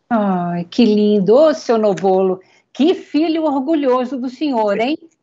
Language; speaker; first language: Portuguese; native; Portuguese